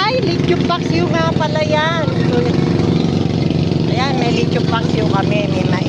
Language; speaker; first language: Filipino; native; Filipino